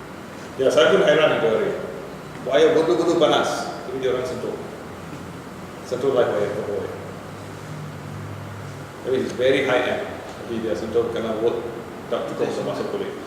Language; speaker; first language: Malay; non-native, local second language; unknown